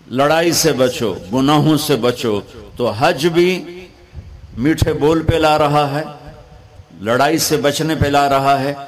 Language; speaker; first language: Urdu; non-native, local second language; Punjabi